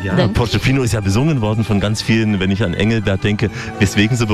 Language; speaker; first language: German; native; German